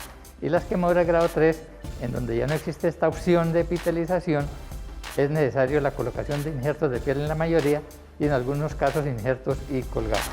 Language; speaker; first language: Spanish; native; Spanish